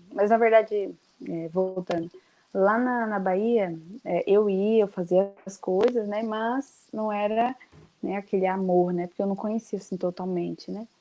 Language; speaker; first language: Portuguese; native; Portuguese